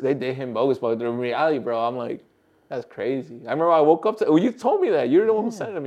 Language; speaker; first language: English; early bilingual, other home language; Spanish